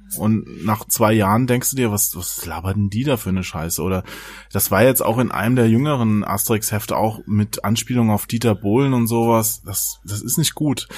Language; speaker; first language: German; native; German